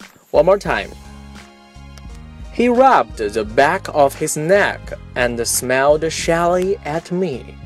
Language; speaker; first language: English; non-native, fluent; Chinese